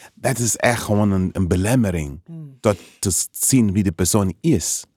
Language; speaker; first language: Dutch; non-native, learner; English